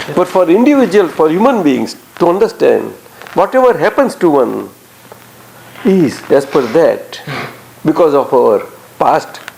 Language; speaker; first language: English; non-native, local second language; Gujarati